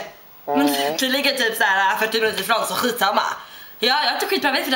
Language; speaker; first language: Swedish; native; Swedish